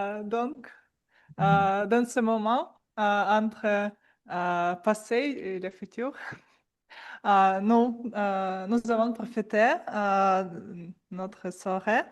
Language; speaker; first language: French; non-native, learner; Russian